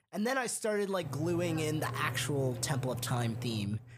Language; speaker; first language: English; early bilingual, other home language; Hindi